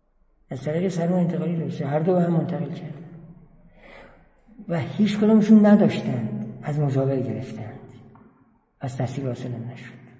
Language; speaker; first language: Persian; native; Persian